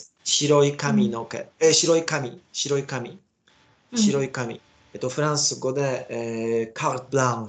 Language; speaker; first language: Japanese; non-native, learner; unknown